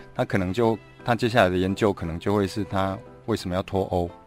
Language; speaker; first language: Chinese; non-native, local second language; Min Nan Chinese